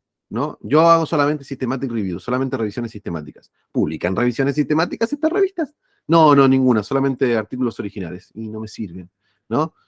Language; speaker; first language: Spanish; native; Spanish